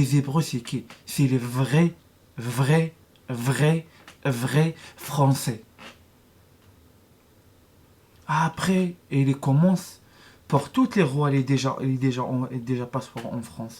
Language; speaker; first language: French; non-native, learner; Arabic